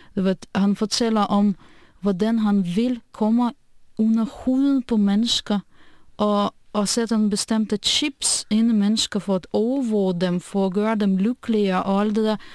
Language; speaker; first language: Danish; non-native, fluent; Russian